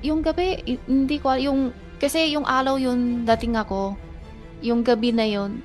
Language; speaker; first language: Filipino; early bilingual, other home language; Chinese